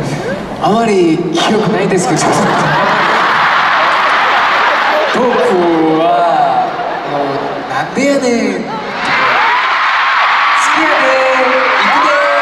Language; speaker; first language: Japanese; non-native, learner; Korean